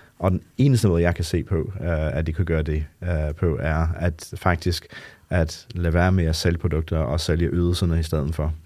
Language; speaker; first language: Danish; non-native, fluent; English